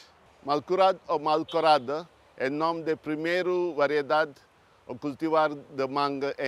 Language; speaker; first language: Portuguese; early bilingual, heritage; Portuguese